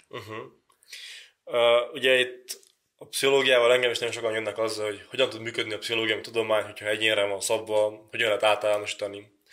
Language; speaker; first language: Hungarian; native; Hungarian